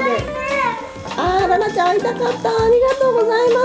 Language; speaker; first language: Japanese; native; Japanese